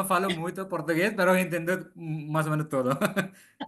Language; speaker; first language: Portuguese; non-native, learner; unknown